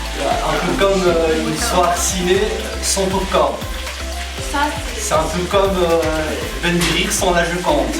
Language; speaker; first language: French; non-native, local second language; Arabic